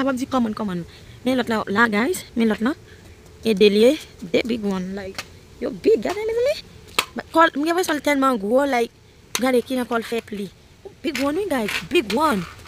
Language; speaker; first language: English; non-native, learner; Haitian Creole